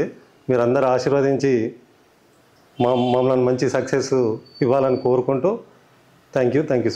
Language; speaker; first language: Telugu; native; Telugu